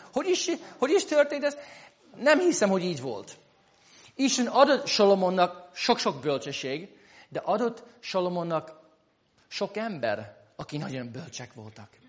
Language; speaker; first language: Hungarian; non-native, fluent; English